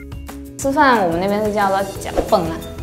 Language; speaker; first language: Chinese; native; Chinese